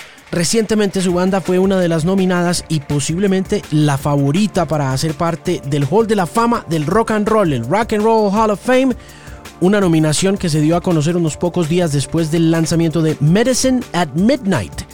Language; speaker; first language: Spanish; native; Spanish